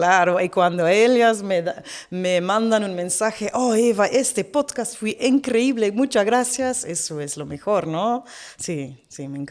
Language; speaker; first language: Spanish; non-native, learner; Dutch